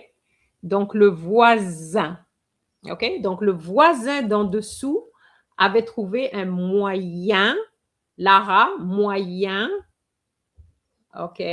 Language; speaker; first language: French; non-native, fluent; English